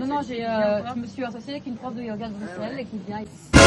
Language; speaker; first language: French; native; French